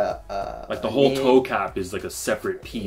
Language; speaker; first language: English; native; English